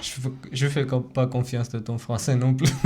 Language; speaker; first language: French; non-native, fluent; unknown